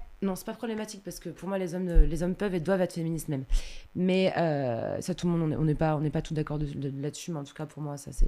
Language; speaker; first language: French; native; French